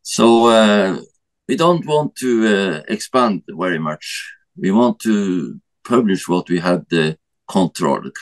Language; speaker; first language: English; non-native, learner; Norwegian